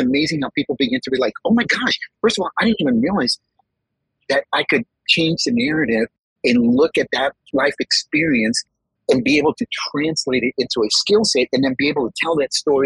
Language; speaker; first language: English; early bilingual, other home language; Spanish